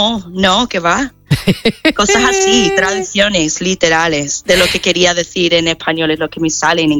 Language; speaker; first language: Spanish; non-native, fluent; English